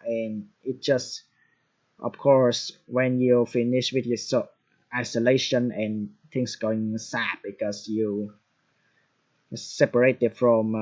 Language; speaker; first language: English; non-native, fluent; Vietnamese